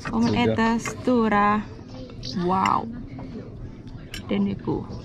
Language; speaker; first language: Swedish; non-native, learner; Thai